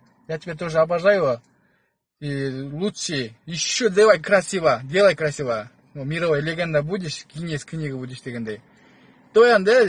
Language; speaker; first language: Russian; non-native, local second language; Kyrgyz